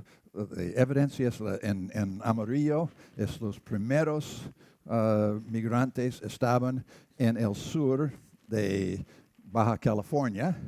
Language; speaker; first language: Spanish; non-native, learner; English